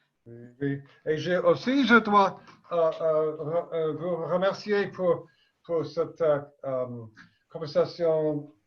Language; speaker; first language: French; non-native, fluent; English